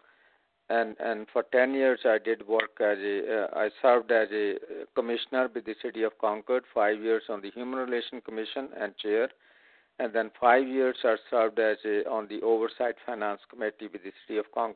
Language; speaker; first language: English; non-native, local second language; Punjabi